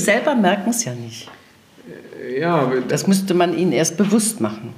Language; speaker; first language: German; native; German